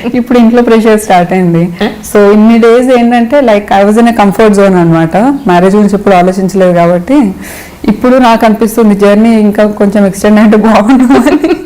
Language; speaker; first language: Telugu; non-native, local second language; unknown